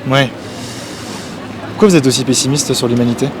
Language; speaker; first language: French; native; French